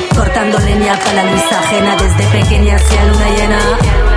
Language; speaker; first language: Spanish; early bilingual, heritage; French